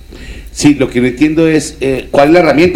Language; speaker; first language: Spanish; native; Spanish